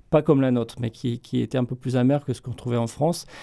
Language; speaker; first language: French; native; French